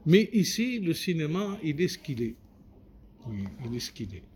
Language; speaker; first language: French; non-native, local second language; Arabic